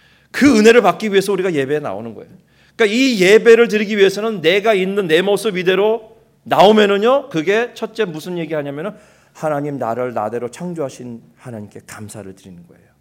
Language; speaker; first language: Korean; early bilingual, heritage; Korean